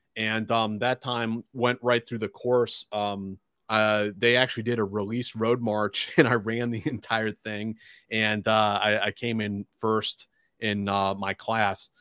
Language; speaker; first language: English; native; English